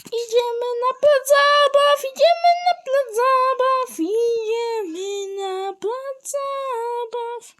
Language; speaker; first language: Polish; native; Polish